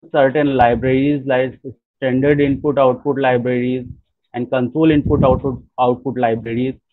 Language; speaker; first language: English; non-native, local second language; Hindi